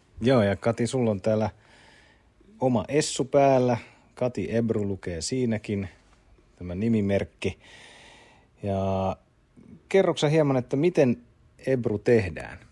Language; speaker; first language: Finnish; native; Finnish